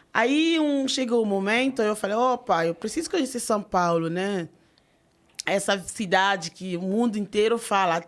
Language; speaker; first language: Portuguese; non-native, fluent; French